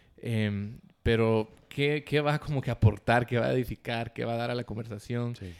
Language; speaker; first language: Spanish; native; Spanish